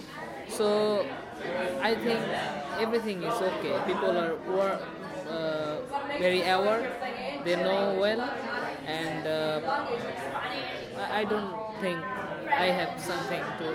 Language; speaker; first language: English; non-native, learner; Bangla